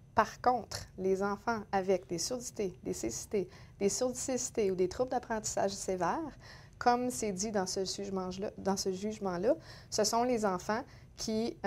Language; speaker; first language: French; native; French